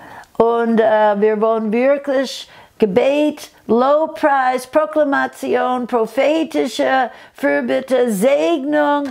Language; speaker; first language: German; non-native, fluent; English